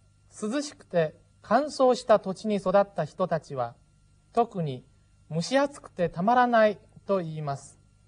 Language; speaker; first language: Japanese; non-native, fluent; Chinese